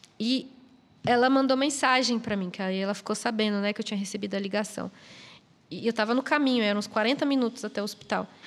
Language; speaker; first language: Portuguese; native; Portuguese